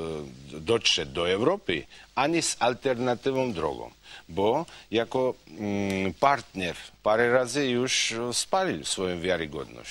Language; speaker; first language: Polish; non-native, fluent; Georgian